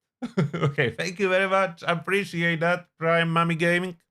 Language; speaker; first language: English; non-native, fluent; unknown